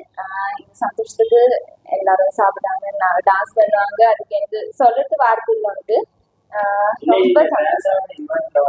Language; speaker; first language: Tamil; non-native, local second language; Sinhala